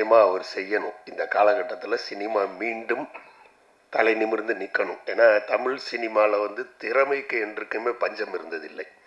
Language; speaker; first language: Tamil; native; Tamil